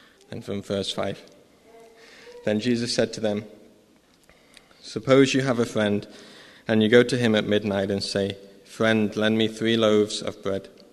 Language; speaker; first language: English; native; English